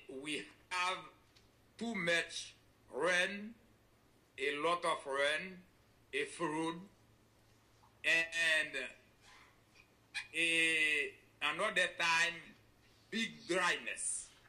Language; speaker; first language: English; non-native, learner; Haitian Creole